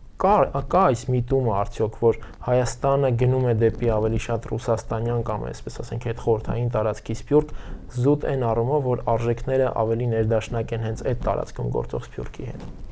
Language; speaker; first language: Armenian; native; Armenian